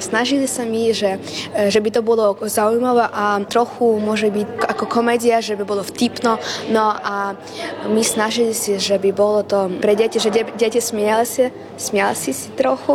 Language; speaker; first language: Slovak; non-native, learner; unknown